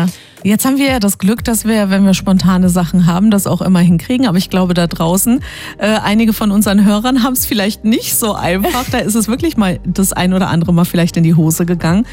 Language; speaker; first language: German; native; German